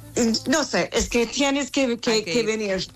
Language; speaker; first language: Spanish; non-native, fluent; English